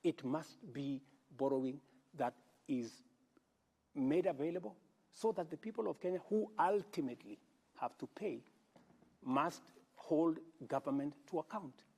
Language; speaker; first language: English; non-native, local second language; Kalenjin